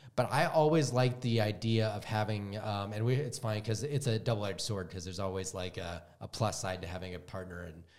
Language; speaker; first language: English; native; English